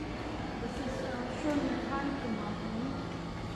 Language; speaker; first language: German; non-native, learner; Hiligaynon